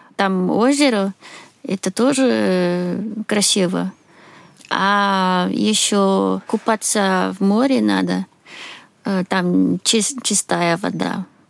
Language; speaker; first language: Russian; non-native, fluent; Swedish